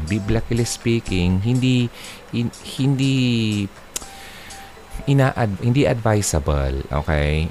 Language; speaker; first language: English; non-native, local second language; Filipino